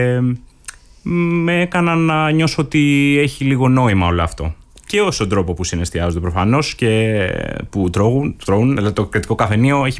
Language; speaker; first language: Greek; native; Greek